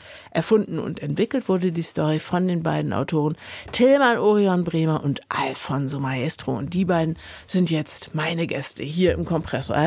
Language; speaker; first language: German; native; German